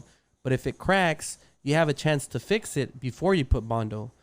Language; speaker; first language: English; native; English